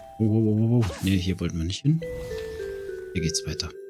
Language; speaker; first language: German; native; German